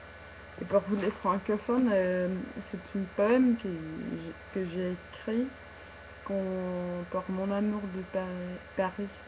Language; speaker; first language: French; non-native, learner; English